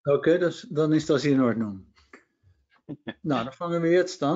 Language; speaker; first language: German; non-native, fluent; Dutch